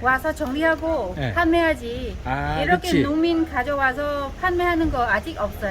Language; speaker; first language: Korean; non-native, learner; Vietnamese